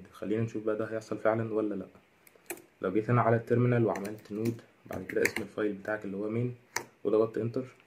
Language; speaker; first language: Arabic; native; Arabic